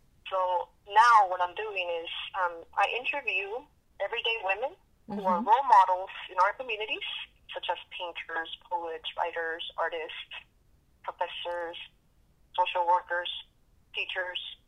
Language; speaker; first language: English; early bilingual, other home language; Spanish